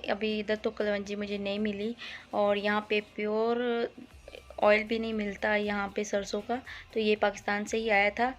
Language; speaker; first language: Hindi; non-native, local second language; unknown